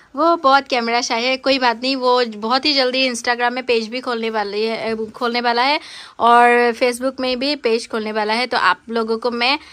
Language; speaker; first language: Hindi; non-native, local second language; Bangla